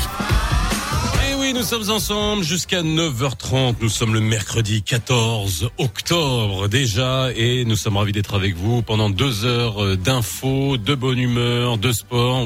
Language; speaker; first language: French; non-native, local second language; Arabic